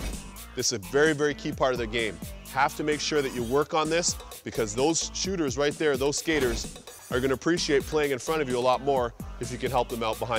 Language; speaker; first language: English; native; English